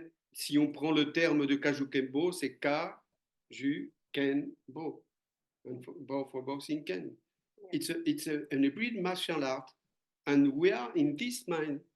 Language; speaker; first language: English; non-native, learner; French